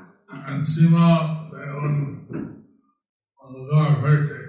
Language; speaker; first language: Spanish; non-native, learner; English